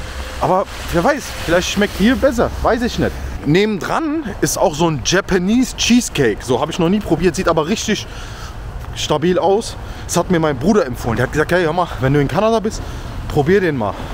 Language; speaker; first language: German; native; German